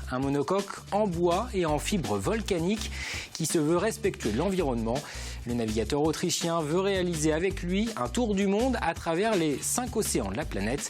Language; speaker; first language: French; native; French